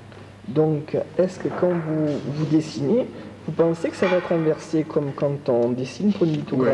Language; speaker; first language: French; native; French